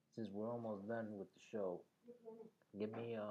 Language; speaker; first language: English; early bilingual, other home language; Spanish